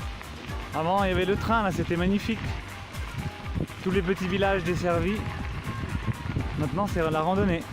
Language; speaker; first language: French; native; French